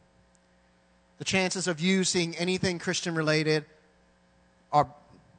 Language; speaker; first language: English; native; English